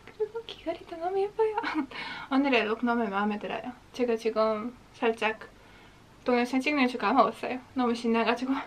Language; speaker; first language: Korean; non-native, fluent; Latvian